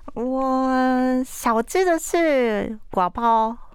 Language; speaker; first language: Chinese; non-native, learner; Japanese